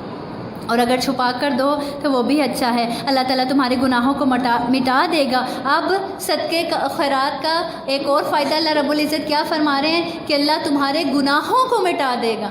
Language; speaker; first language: Urdu; native; Urdu